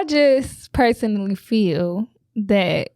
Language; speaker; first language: English; native; English